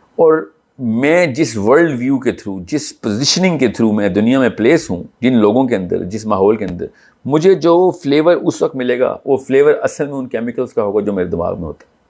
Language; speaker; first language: Urdu; native; Urdu